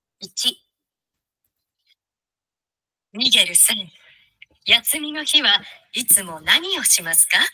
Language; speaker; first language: Japanese; non-native, learner; Bangla